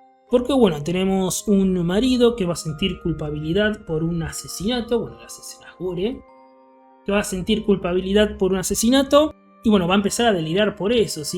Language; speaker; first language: Spanish; native; Spanish